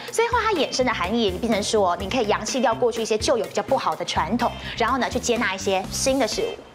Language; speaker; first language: Chinese; native; Chinese